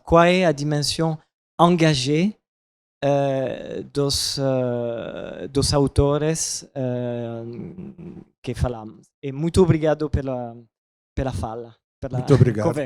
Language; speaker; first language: Portuguese; non-native, learner; French